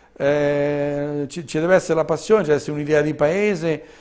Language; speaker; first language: Italian; native; Italian